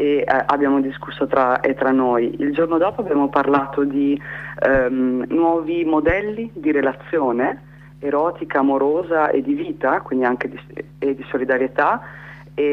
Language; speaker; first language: Italian; native; Italian